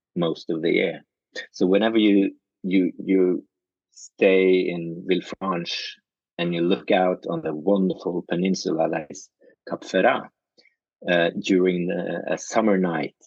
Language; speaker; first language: English; non-native, fluent; Norwegian